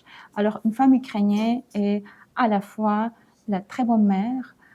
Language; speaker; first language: French; non-native, fluent; Ukrainian